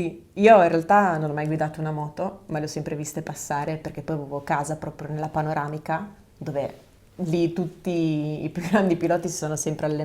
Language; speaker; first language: Italian; native; Italian